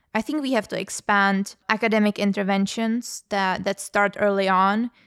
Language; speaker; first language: English; non-native, fluent; Czech